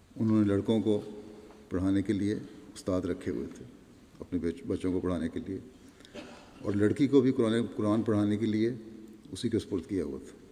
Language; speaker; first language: Urdu; non-native, local second language; Punjabi